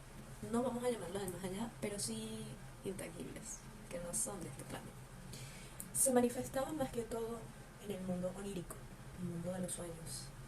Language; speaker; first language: Spanish; native; Spanish